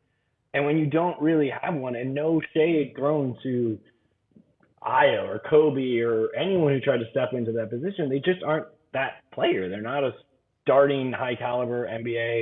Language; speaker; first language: English; native; English